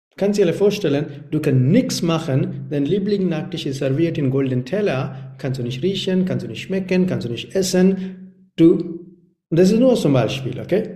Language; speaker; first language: German; non-native, learner; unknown